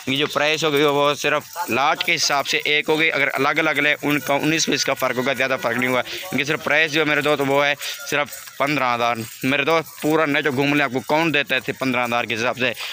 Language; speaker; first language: Urdu; non-native, local second language; Saraiki